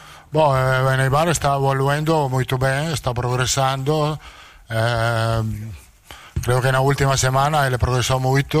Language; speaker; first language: Portuguese; non-native, learner; Italian